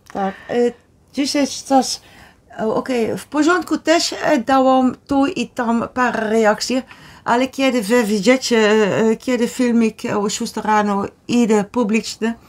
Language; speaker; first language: Polish; non-native, learner; Dutch